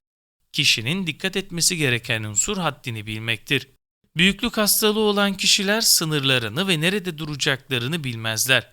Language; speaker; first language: Turkish; native; Turkish